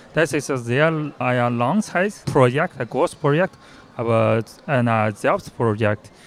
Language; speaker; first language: German; non-native, learner; Chinese